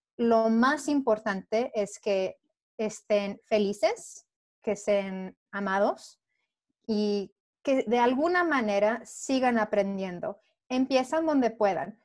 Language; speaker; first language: Spanish; early bilingual, heritage; Spanish